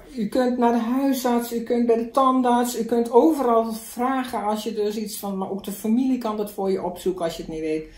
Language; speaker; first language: Dutch; native; Dutch